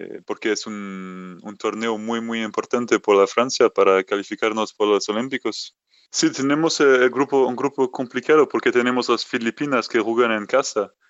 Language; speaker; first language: Spanish; non-native, fluent; French